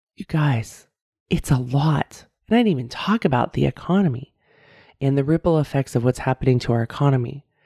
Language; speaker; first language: English; native; English